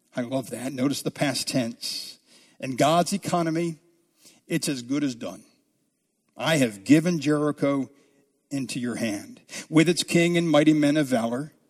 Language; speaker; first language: English; native; English